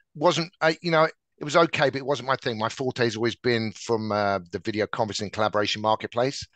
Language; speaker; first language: English; native; English